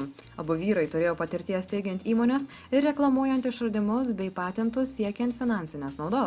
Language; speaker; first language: Lithuanian; native; Lithuanian